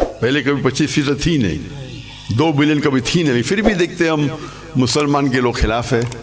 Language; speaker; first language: Urdu; non-native, local second language; English